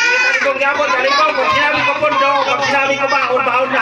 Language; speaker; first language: Filipino; non-native, local second language; Bikol